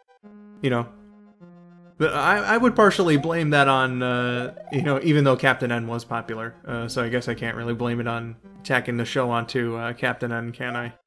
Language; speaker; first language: English; native; English